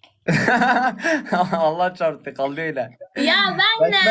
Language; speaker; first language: Turkish; native; Turkish